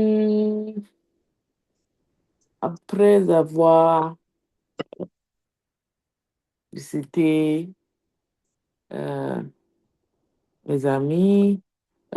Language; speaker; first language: French; non-native, learner; English